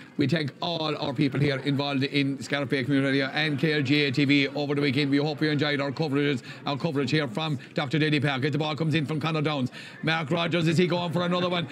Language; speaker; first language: English; native; English